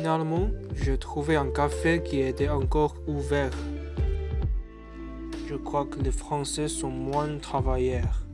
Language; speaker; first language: French; non-native, learner; Chinese